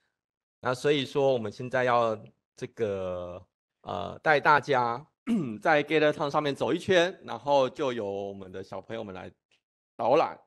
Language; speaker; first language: Chinese; native; Chinese